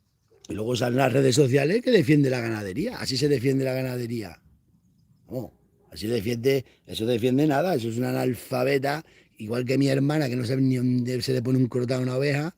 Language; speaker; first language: Spanish; native; Spanish